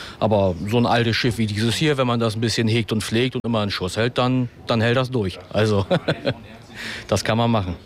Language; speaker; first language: German; native; German